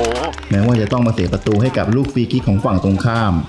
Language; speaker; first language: Thai; native; Thai